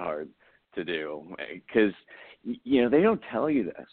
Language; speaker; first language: English; native; English